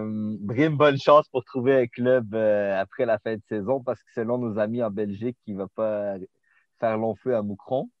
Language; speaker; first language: French; native; French